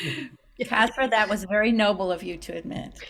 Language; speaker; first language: English; native; English